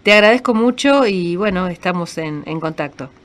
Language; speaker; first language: Spanish; native; Spanish